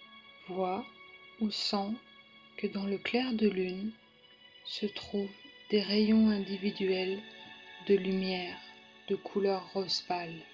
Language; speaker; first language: French; native; French